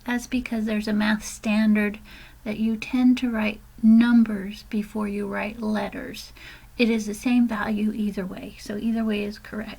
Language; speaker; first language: English; native; English